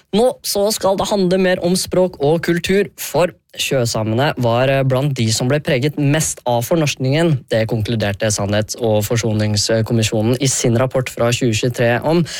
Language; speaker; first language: Norwegian; native; Norwegian